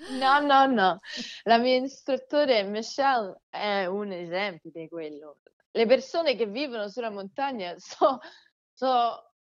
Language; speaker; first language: Italian; early bilingual, heritage; Italian